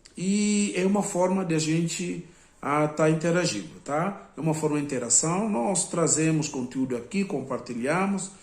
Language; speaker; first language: Portuguese; non-native, local second language; Upper Guinea Crioulo